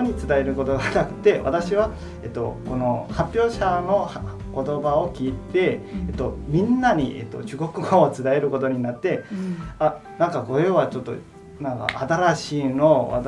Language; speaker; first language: Japanese; non-native, fluent; Chinese